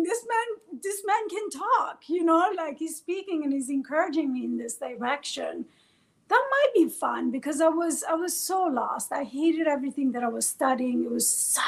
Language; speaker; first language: English; non-native, fluent; Persian